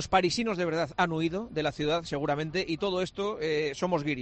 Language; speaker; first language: Spanish; native; Spanish